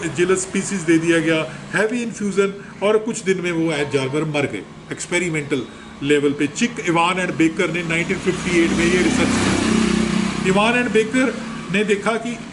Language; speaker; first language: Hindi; non-native, local second language; Punjabi